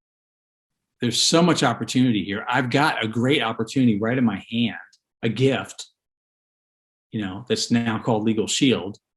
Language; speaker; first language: English; native; English